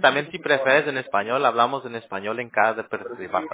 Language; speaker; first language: Spanish; early bilingual, heritage; Spanish